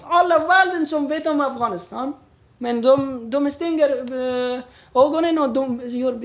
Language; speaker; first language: Swedish; non-native, learner; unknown